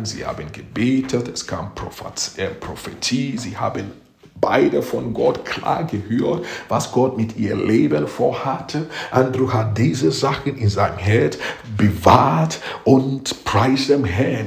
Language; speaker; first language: German; non-native, fluent; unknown